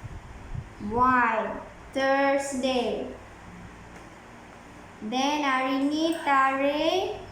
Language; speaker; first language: English; non-native, learner; Malay